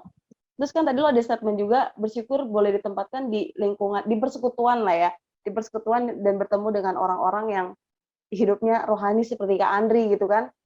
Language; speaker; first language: Indonesian; native; Indonesian